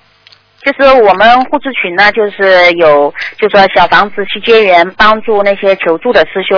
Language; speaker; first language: Chinese; native; Chinese